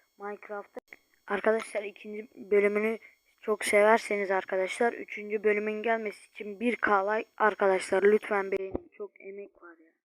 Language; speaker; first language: Turkish; native; Turkish